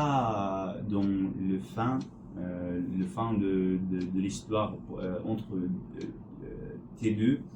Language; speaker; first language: French; non-native, learner; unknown